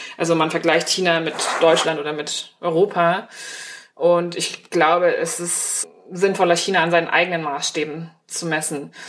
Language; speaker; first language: German; early bilingual, other home language; Chinese